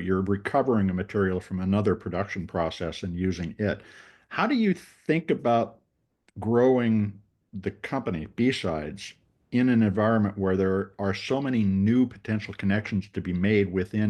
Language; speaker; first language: English; native; English